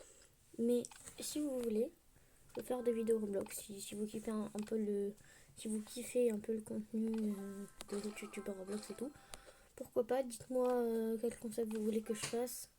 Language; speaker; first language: French; native; French